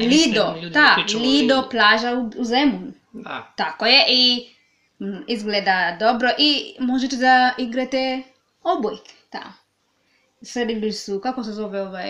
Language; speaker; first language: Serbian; non-native, learner; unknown